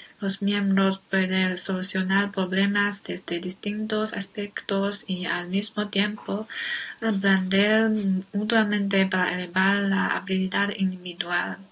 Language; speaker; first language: Spanish; non-native, learner; Chinese